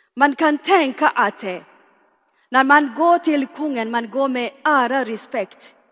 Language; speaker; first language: Swedish; non-native, fluent; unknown